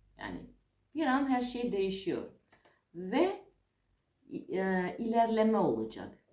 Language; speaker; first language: Turkish; non-native, fluent; Russian